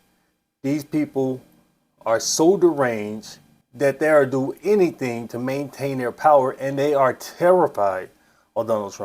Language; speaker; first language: English; native; English